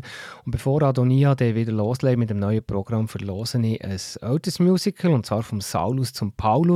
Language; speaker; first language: German; native; German